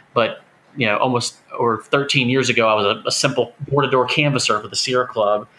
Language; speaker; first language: English; native; English